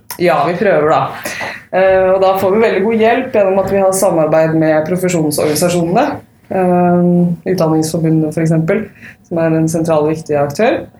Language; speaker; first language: Norwegian; native; Norwegian